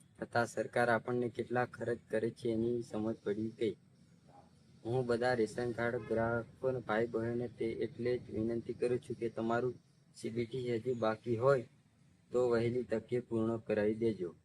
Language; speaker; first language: Gujarati; native; Gujarati